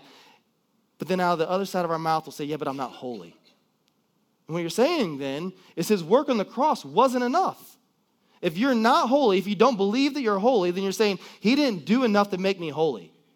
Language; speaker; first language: English; native; English